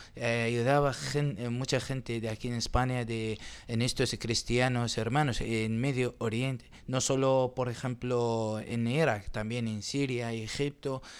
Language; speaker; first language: Spanish; non-native, learner; Arabic